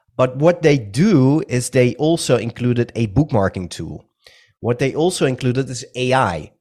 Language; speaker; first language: English; non-native, fluent; Dutch